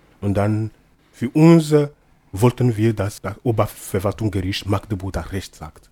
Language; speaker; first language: German; non-native, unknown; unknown